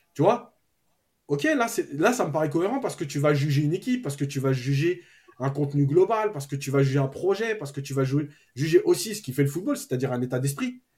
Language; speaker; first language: French; native; French